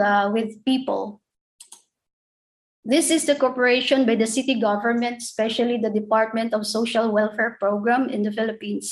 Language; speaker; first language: English; non-native, local second language; Cebuano